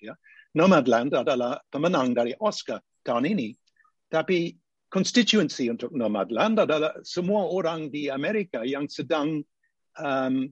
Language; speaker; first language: Indonesian; non-native, fluent; English